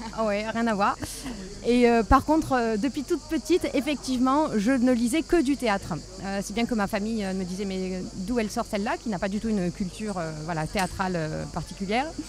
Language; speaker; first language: French; native; French